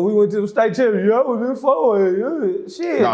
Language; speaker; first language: English; native; English